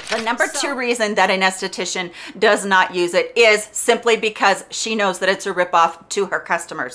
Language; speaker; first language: English; native; English